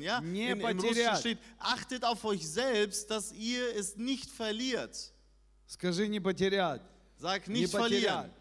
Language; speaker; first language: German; non-native, fluent; Russian